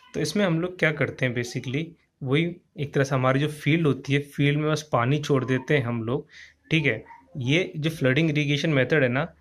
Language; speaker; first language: Hindi; native; Hindi